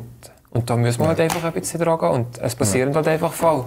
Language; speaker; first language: German; native; German